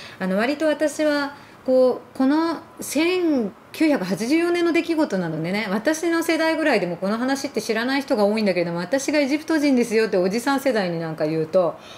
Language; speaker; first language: Japanese; early bilingual, other home language; Arabic